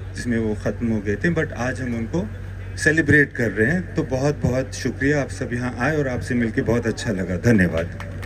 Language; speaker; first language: Hindi; native; Hindi